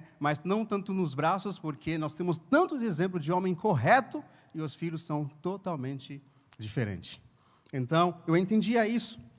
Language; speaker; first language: Portuguese; non-native, fluent; Haitian Creole